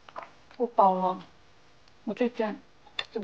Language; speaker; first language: Chinese; non-native, fluent; Korean